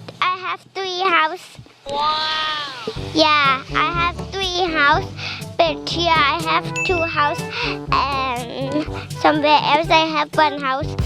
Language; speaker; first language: English; non-native, learner; Thai